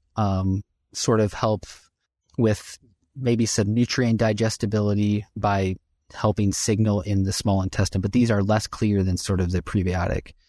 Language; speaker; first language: English; native; English